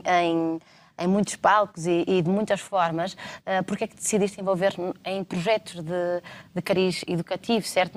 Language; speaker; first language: Portuguese; native; Portuguese